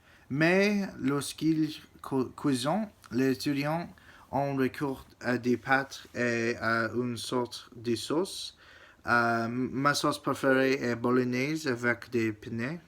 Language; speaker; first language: French; non-native, learner; English